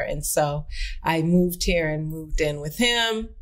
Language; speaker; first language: English; native; English